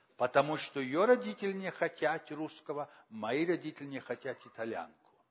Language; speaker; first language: Russian; early bilingual, heritage; Russian